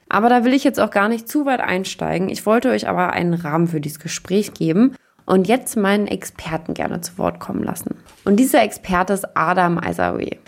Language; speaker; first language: German; native; German